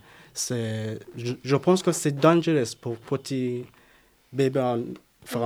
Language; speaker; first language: French; non-native, learner; Persian